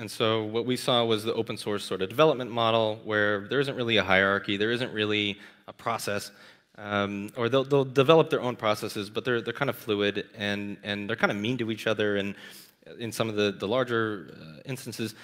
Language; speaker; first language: English; native; English